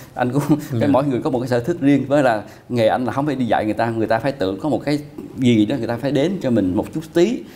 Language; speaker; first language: Vietnamese; early bilingual, heritage; Vietnamese